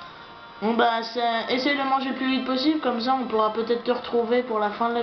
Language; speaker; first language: French; native; French